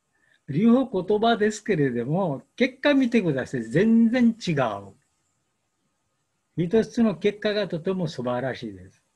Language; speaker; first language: Japanese; non-native, learner; Bangla